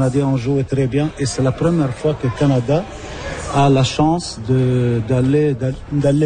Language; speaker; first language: French; non-native, local second language; Arabic